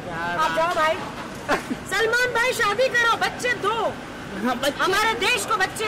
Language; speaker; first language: Hindi; native; Hindi